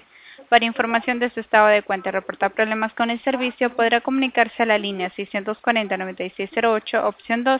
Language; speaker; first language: Spanish; native; Spanish